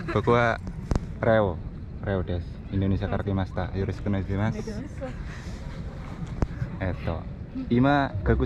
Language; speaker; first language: Japanese; non-native, fluent; Indonesian